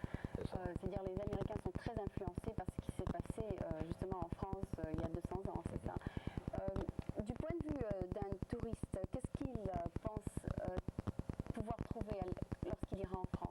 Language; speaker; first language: French; native; French